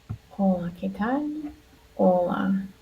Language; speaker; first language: Spanish; non-native, learner; Russian